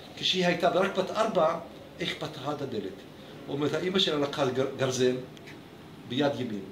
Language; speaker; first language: Hebrew; non-native, local second language; Arabic